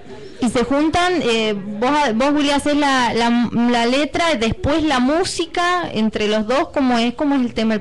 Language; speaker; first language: Spanish; native; Spanish